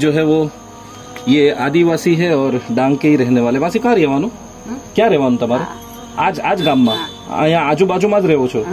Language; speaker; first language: Hindi; non-native, local second language; Gujarati